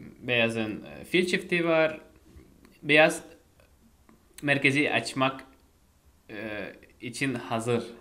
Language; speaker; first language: Turkish; non-native, fluent; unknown